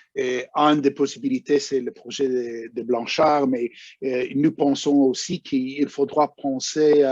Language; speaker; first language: French; non-native, fluent; English